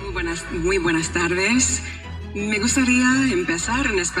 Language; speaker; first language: Spanish; non-native, learner; English